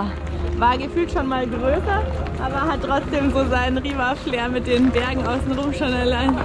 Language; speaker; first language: German; native; German